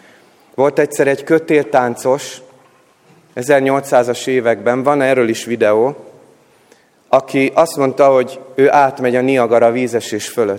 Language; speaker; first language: Hungarian; native; Hungarian